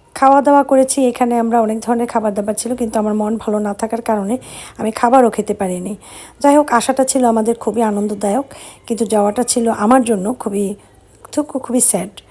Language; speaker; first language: Bangla; early bilingual, heritage; Bangla